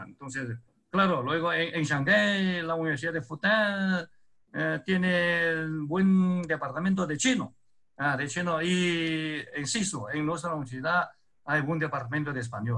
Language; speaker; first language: Spanish; non-native, fluent; Chinese